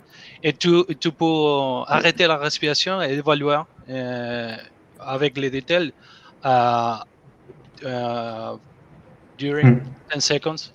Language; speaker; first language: French; non-native, learner; Spanish